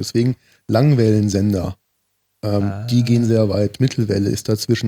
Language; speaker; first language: German; native; German